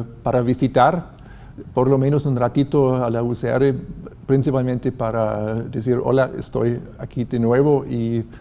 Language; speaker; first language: Spanish; non-native, fluent; German